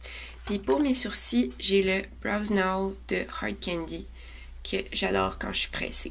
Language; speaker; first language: French; native; French